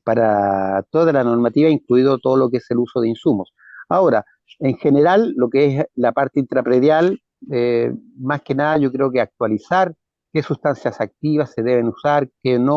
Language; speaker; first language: Spanish; native; Spanish